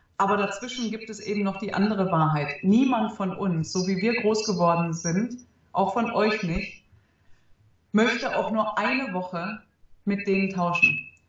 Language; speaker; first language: German; early bilingual, other home language; Arabic